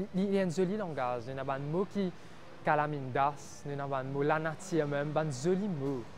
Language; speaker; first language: French; non-native, local second language; Morisyen